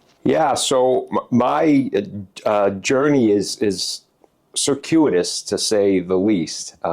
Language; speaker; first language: English; native; English